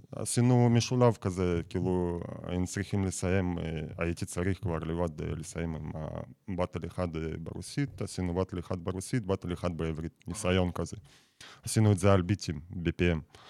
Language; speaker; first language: Hebrew; non-native, fluent; Russian